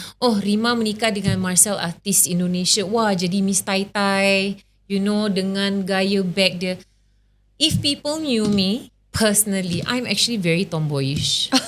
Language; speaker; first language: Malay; native; Malay